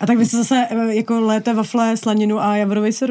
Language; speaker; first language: Czech; native; Czech